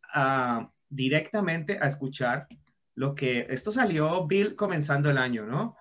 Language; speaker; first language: Spanish; native; Spanish